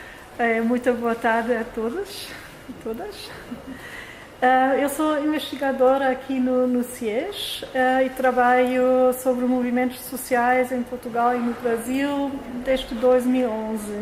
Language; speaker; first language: Portuguese; non-native, fluent; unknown